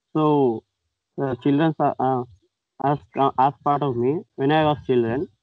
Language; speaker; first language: English; non-native, local second language; Telugu